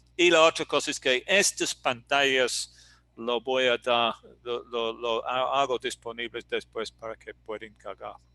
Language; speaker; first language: Spanish; non-native, fluent; English